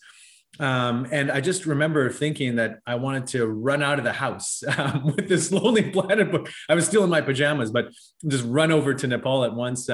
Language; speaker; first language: English; native; English